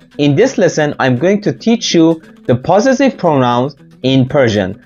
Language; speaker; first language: English; non-native, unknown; Persian